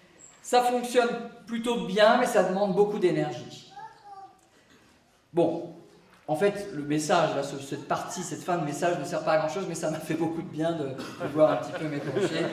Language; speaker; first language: French; native; French